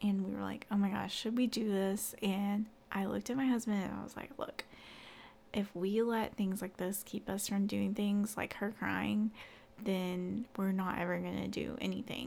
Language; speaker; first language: English; native; English